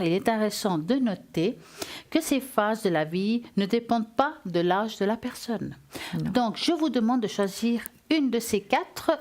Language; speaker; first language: French; native; French